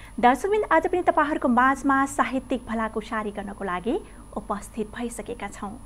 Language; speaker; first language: Nepali; native; Nepali